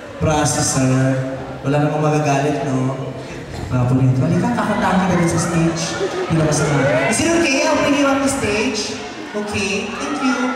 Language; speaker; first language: Filipino; native; Filipino